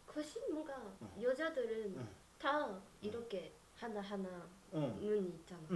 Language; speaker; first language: Korean; non-native, learner; Japanese